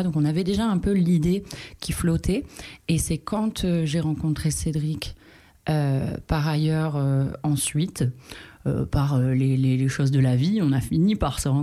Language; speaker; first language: French; native; French